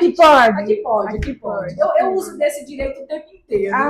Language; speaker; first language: Portuguese; native; Portuguese